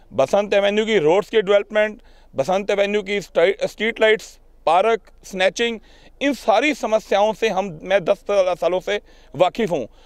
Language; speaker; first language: Hindi; non-native, local second language; Punjabi